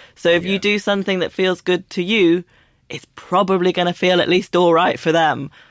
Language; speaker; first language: English; native; English